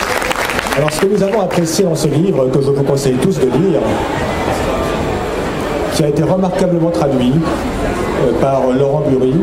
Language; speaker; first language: French; native; French